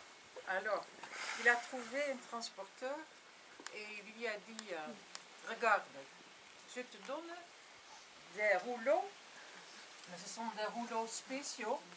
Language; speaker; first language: French; non-native, fluent; Dutch